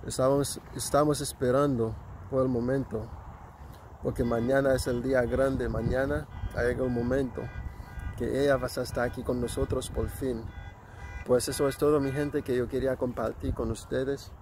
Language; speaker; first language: Spanish; non-native, local second language; Haitian Creole